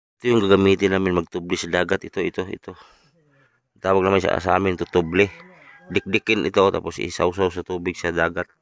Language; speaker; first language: Filipino; non-native, local second language; Cebuano